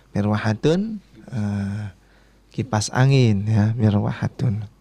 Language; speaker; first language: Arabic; non-native, fluent; Indonesian